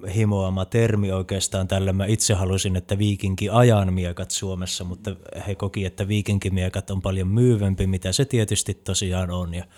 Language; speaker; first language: Finnish; native; Finnish